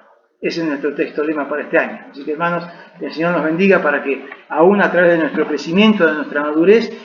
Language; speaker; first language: Spanish; native; Spanish